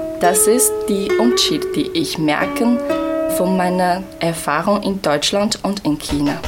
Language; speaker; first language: German; non-native, learner; Chinese